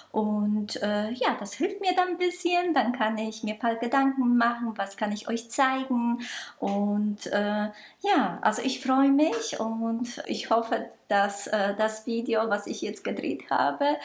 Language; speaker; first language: German; non-native, local second language; Polish